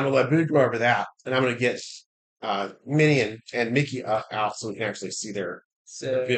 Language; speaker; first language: English; native; English